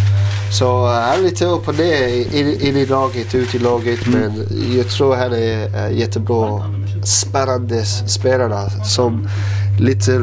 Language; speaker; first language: Swedish; non-native, learner; English